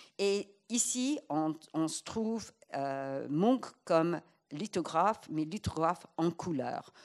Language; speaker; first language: French; non-native, fluent; English